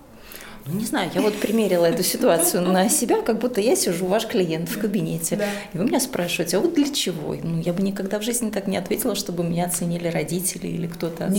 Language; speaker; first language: Russian; native; Russian